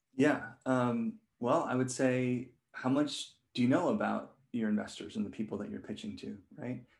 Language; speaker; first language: English; non-native, local second language; Cantonese